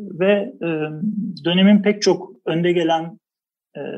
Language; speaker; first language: Turkish; native; Turkish